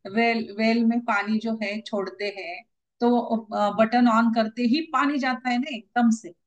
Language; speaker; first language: Hindi; non-native, local second language; Marathi